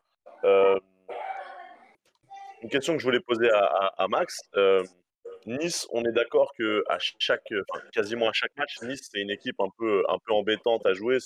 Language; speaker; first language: French; native; French